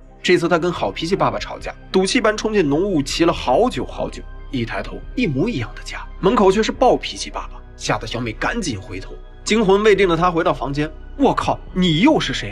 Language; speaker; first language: Chinese; native; Chinese